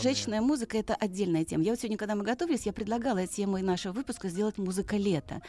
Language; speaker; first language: Russian; native; Russian